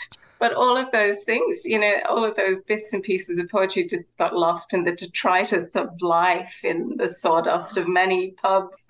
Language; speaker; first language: English; native; English